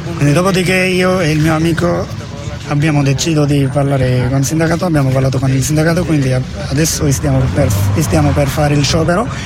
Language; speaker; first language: Italian; non-native, learner; Bangla